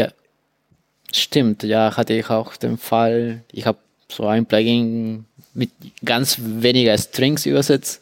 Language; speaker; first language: German; non-native, fluent; Spanish